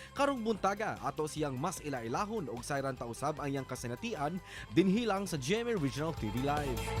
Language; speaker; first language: Cebuano; native; Cebuano